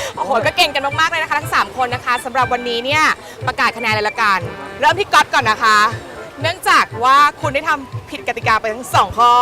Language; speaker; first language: Thai; native; Thai